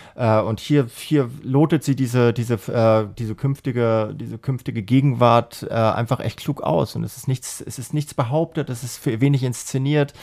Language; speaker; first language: German; native; German